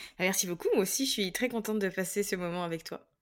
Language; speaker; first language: French; native; French